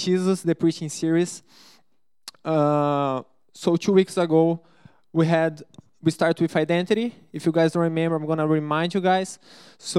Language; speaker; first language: English; non-native, fluent; Portuguese